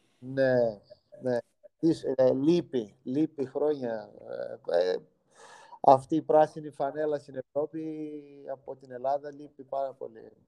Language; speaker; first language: Greek; non-native, fluent; Portuguese